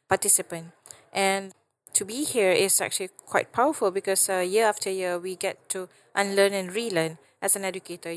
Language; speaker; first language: English; non-native, local second language; Malay